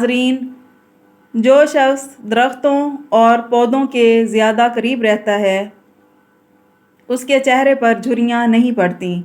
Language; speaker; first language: Urdu; native; Urdu